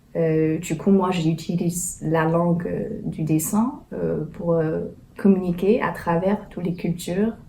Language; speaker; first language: French; non-native, fluent; Chinese